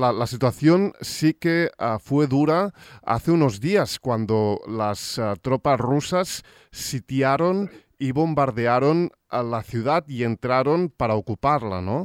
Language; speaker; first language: Spanish; non-native, local second language; Catalan